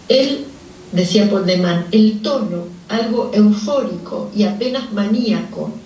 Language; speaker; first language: Spanish; native; Spanish